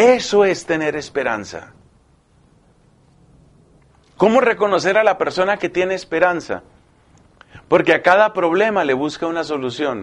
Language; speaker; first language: Spanish; native; Spanish